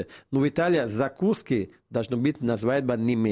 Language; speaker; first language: Russian; non-native, fluent; Italian